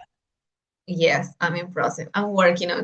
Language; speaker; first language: English; non-native, learner; Spanish